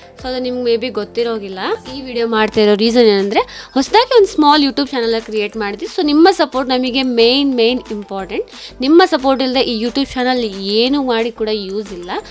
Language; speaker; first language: Kannada; native; Kannada